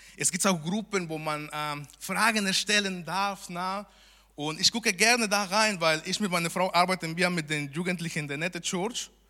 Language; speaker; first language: German; non-native, fluent; Spanish